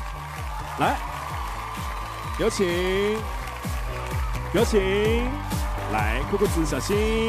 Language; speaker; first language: Chinese; native; Chinese